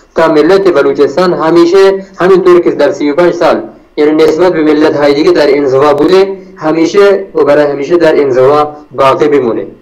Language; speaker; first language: Persian; non-native, local second language; Baluchi